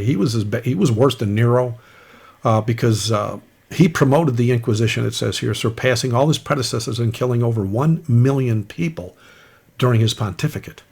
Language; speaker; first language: English; native; English